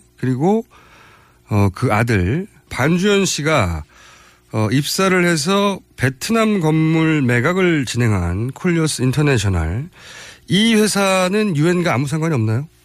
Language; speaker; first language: Korean; native; Korean